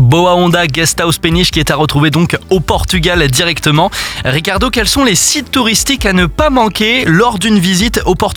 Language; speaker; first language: French; native; French